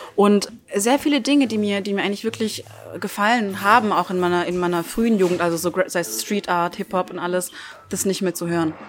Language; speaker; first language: German; early bilingual, other home language; Turkish